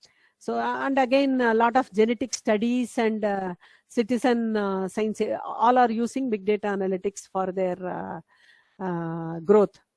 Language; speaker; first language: English; non-native, local second language; Tamil